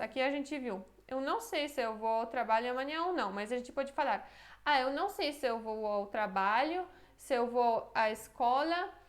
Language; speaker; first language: Portuguese; non-native, fluent; Polish